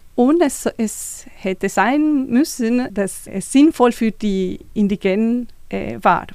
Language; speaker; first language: German; non-native, fluent; Spanish